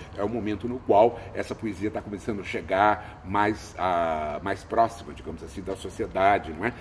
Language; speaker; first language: Portuguese; native; Portuguese